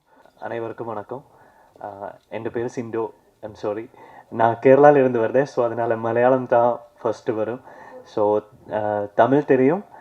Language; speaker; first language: Tamil; non-native, learner; Malayalam